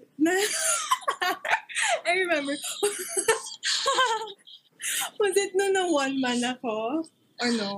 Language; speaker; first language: English; non-native, local second language; Hiligaynon